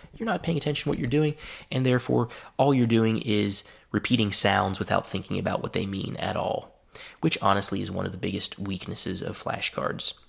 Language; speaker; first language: English; native; English